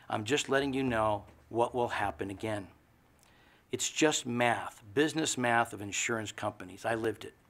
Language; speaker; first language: English; native; English